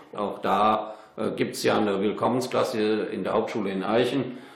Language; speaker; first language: German; native; German